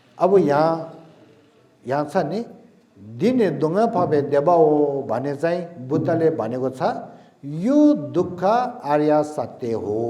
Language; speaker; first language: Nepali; non-native, local second language; Tibetan